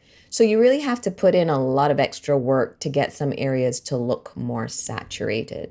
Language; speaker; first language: English; native; English